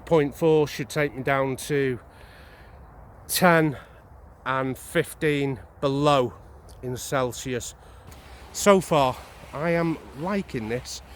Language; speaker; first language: English; native; English